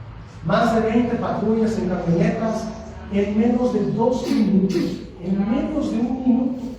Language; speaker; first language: Spanish; native; Spanish